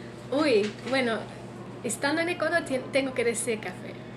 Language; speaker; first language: Spanish; non-native, fluent; English